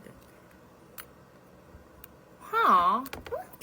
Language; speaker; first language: English; non-native, learner; Korean